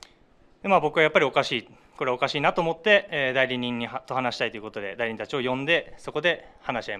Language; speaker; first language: Japanese; native; Japanese